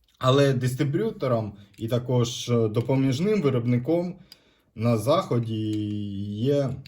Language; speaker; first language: Ukrainian; non-native, local second language; Russian